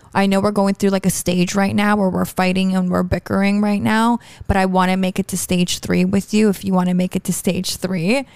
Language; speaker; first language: English; native; English